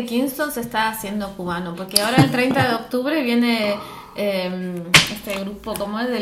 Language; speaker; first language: Spanish; native; Spanish